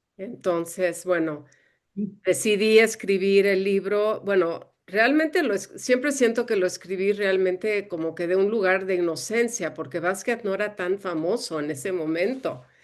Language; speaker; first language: Spanish; early bilingual, other home language; English